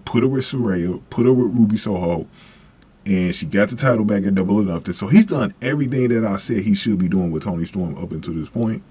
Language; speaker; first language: English; native; English